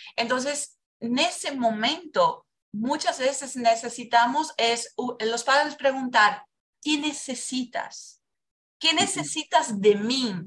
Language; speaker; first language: Spanish; non-native, fluent; Portuguese